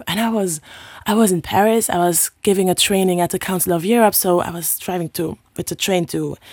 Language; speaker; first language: English; non-native, fluent; Luxembourgish